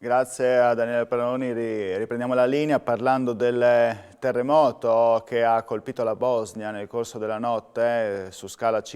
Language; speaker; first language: Italian; native; Italian